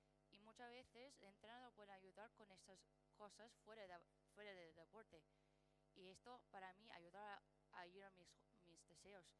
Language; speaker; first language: Spanish; non-native, learner; English